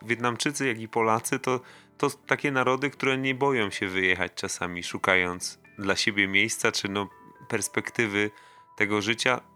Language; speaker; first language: Polish; native; Polish